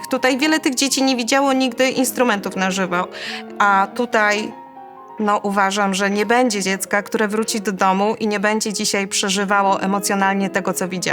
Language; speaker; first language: Polish; native; Polish